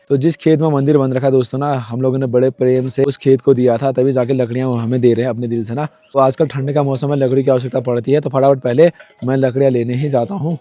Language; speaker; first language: Hindi; native; Hindi